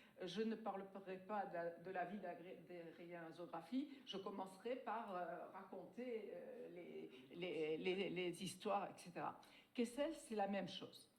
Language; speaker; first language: French; native; French